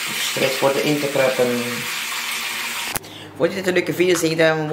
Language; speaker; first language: Dutch; native; Dutch